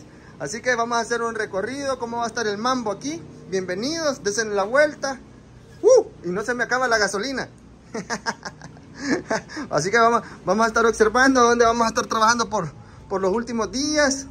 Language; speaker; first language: Spanish; native; Spanish